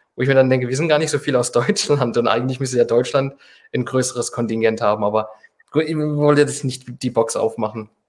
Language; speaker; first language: German; non-native, fluent; Spanish